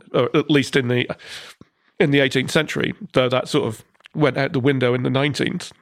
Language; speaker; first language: English; native; English